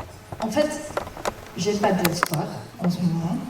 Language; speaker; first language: French; non-native, fluent; Arabic